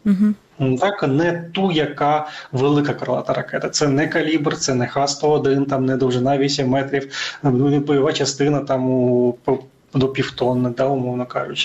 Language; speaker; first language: Ukrainian; native; Ukrainian